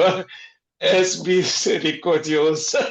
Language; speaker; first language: Spanish; non-native, fluent; Portuguese